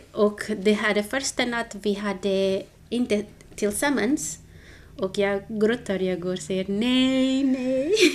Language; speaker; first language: Swedish; non-native, learner; Portuguese